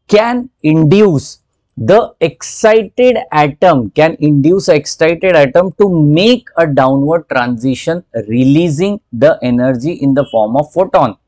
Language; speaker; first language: Hindi; native; Hindi